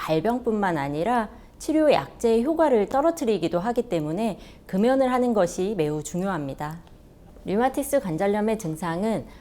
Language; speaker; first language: Korean; native; Korean